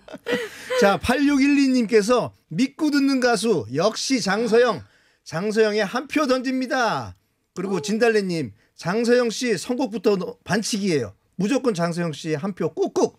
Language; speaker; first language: Korean; native; Korean